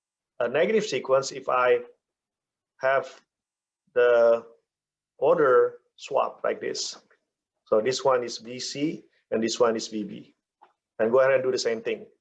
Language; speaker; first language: English; non-native, fluent; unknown